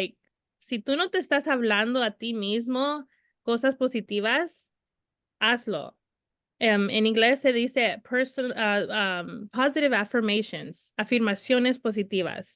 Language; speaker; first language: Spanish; early bilingual, heritage; Spanish